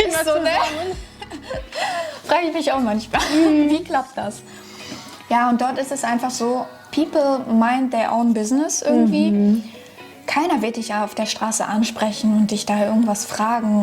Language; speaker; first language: German; native; German